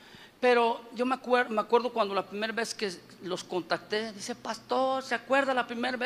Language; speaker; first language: Spanish; native; Spanish